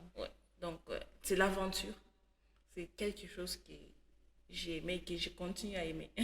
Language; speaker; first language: French; non-native, local second language; Swahili